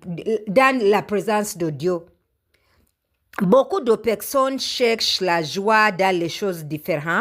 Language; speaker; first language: French; non-native, learner; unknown